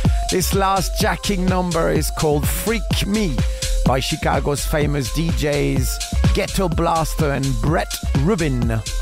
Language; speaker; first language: English; non-native, fluent; French